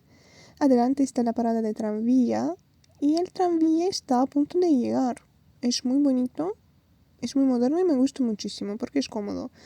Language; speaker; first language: Spanish; non-native, fluent; Russian